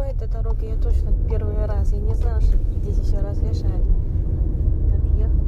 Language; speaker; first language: Russian; non-native, learner; Chinese